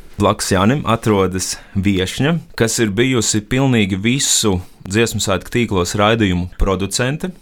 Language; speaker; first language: Latvian; native; Latvian